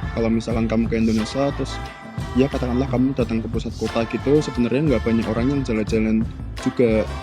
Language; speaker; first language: Indonesian; early bilingual, other home language; Japanese